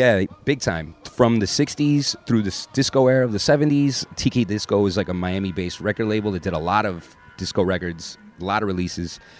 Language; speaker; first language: English; native; English